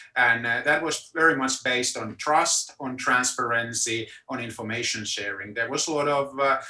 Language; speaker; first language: English; non-native, fluent; Finnish